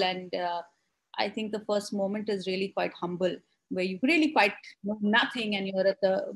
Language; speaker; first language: English; non-native, local second language; Hindi